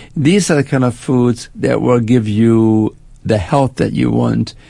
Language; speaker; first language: English; non-native, fluent; German